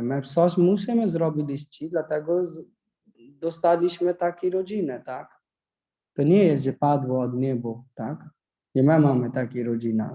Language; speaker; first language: Polish; non-native, learner; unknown